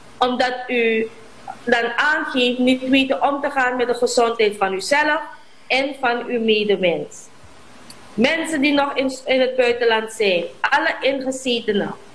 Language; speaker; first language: Dutch; native; Dutch